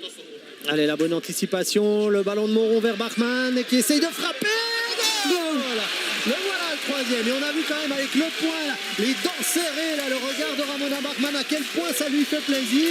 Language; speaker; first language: French; native; French